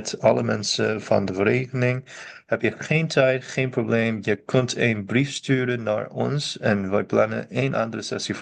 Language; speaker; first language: Dutch; non-native, learner; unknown